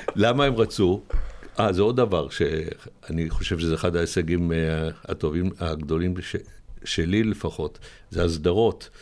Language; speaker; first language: Hebrew; native; Hebrew